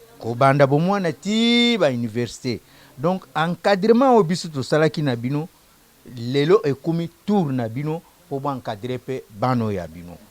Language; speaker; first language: Lingala; non-native, local second language; Kituba (Democratic Republic of Congo)